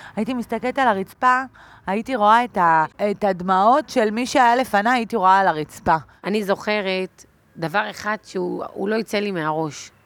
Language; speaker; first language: Hebrew; native; Hebrew